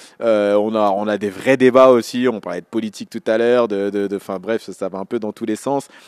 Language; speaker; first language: French; native; French